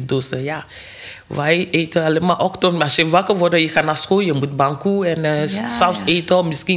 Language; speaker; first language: Dutch; non-native, learner; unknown